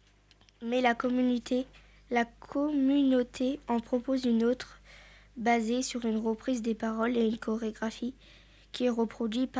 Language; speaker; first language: French; native; French